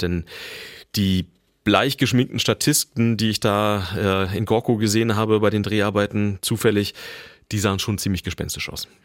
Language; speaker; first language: German; native; German